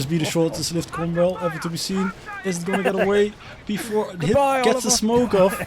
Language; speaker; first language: English; non-native, fluent; Dutch